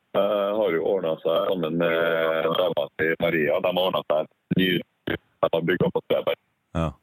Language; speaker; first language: Norwegian; native; Norwegian